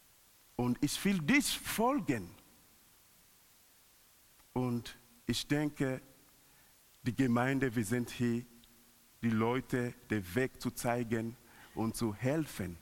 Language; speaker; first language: German; non-native, learner; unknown